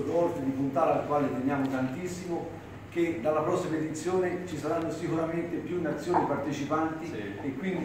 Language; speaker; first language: Italian; native; Italian